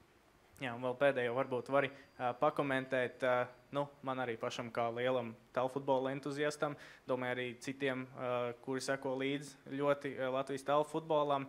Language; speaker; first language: Latvian; native; Latvian